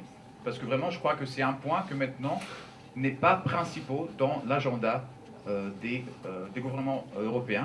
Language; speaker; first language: French; non-native, fluent; Italian